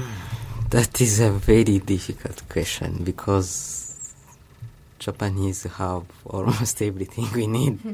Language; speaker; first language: English; non-native, local second language; Kinyarwanda